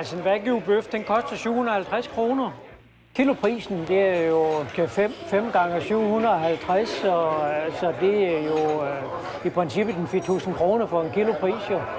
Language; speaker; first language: Danish; native; Danish